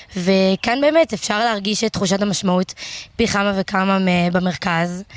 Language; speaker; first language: Hebrew; native; Hebrew